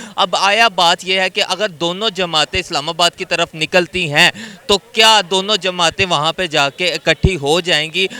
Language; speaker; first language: Urdu; native; Urdu